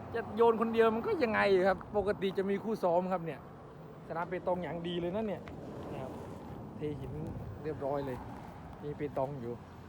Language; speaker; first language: Thai; non-native, local second language; Khmer